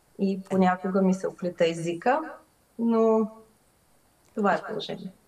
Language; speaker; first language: Bulgarian; early bilingual, heritage; Bulgarian